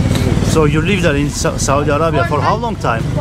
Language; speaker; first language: English; non-native, learner; Turkish